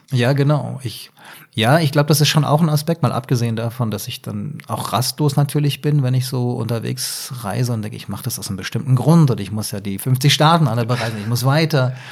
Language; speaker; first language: German; native; German